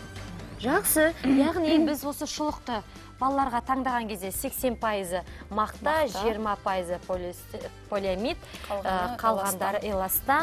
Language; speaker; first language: Kazakh; native; Kazakh